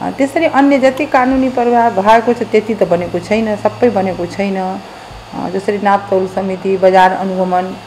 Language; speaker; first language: Nepali; non-native, local second language; Maithili